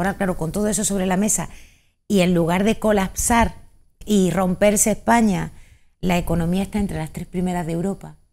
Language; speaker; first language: Spanish; native; Spanish